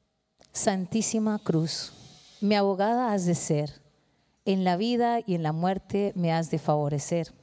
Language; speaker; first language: Spanish; native; Spanish